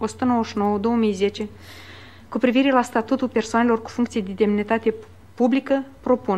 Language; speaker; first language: Romanian; native; Romanian